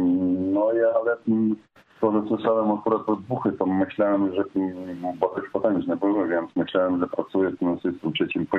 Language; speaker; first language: Polish; non-native, fluent; Ukrainian